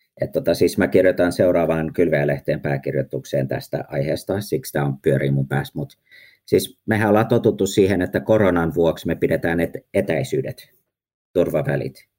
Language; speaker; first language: Finnish; early bilingual, heritage; Finnish